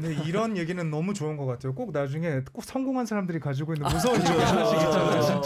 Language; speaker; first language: Korean; native; Korean